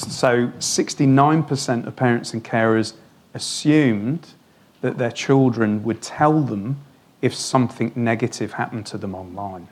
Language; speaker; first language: English; native; English